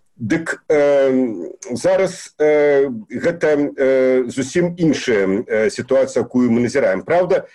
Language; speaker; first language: Belarusian; native; Belarusian